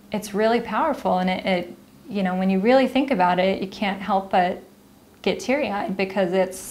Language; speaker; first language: English; native; English